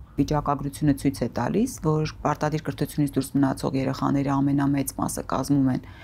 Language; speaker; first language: Armenian; native; Armenian